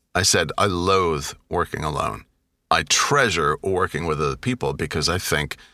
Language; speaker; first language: English; native; English